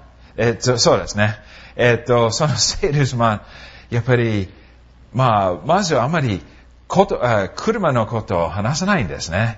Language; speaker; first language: Japanese; non-native, fluent; English